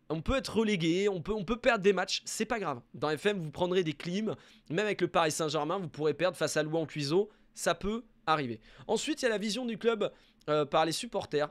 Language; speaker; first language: French; native; French